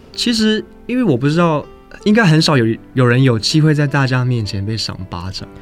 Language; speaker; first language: Chinese; native; Chinese